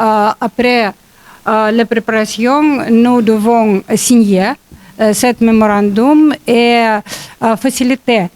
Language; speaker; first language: French; non-native, learner; Russian